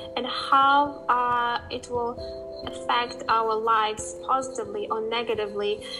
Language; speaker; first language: English; non-native, fluent; Uzbek